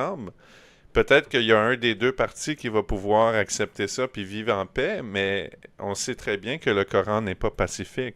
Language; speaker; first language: French; native; French